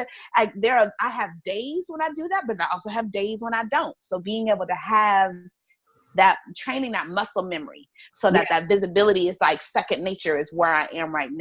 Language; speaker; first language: English; native; English